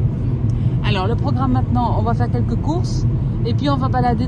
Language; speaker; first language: French; native; French